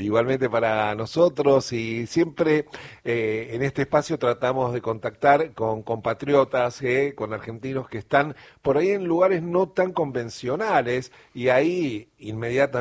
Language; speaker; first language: Spanish; native; Spanish